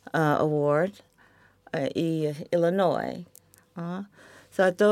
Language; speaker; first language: Swedish; non-native, fluent; English